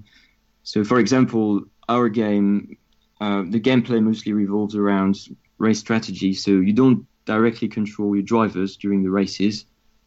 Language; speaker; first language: English; non-native, fluent; French